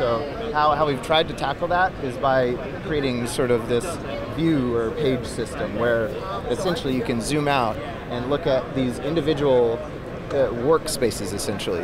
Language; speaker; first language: English; native; English